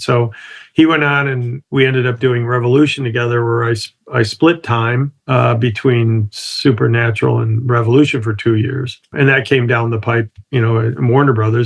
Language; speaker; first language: English; native; English